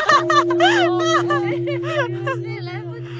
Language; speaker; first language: Chinese; non-native, fluent; Japanese